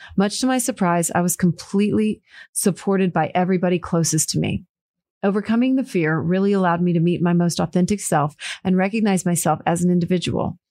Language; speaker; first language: English; early bilingual, other home language; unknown